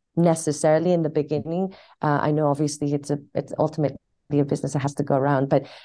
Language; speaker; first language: English; non-native, fluent; Persian